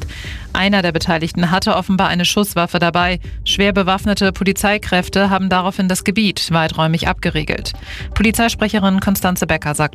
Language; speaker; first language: German; native; German